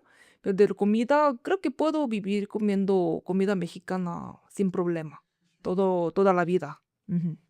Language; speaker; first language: Spanish; non-native, fluent; Korean